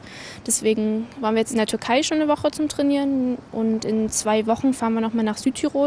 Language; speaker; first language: German; native; German